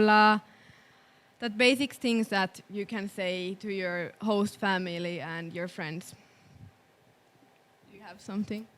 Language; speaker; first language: English; non-native, learner; Finnish